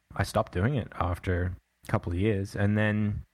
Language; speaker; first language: English; native; English